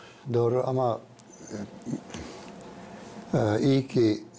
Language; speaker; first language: Turkish; non-native, fluent; Finnish